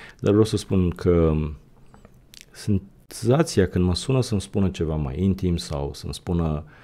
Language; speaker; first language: Romanian; native; Romanian